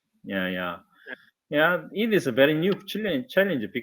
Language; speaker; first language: English; non-native, learner; Korean